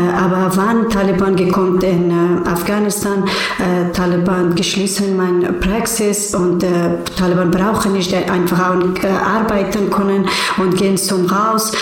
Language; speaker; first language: German; non-native, learner; Persian